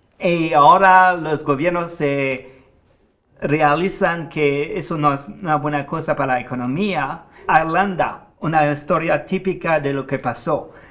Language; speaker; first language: Spanish; non-native, fluent; French